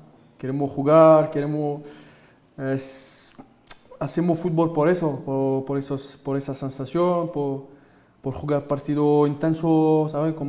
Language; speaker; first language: Spanish; non-native, fluent; French